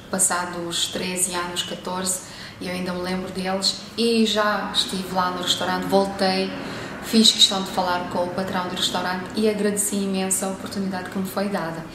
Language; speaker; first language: Portuguese; non-native, fluent; Romanian